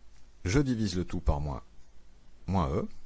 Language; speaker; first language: French; native; French